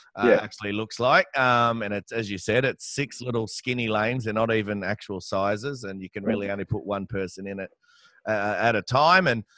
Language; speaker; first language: English; native; English